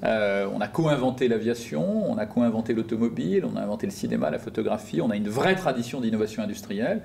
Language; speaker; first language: French; native; French